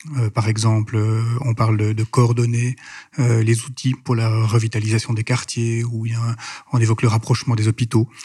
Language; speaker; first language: French; native; French